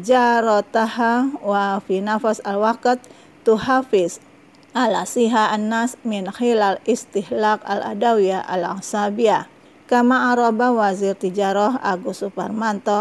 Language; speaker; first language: Arabic; non-native, fluent; Indonesian